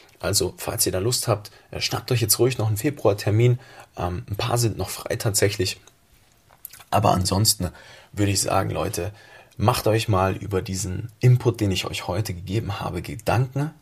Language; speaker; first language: German; native; German